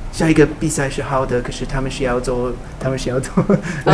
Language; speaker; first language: Chinese; non-native, learner; English